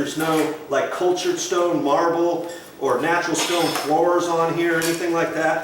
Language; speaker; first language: English; native; English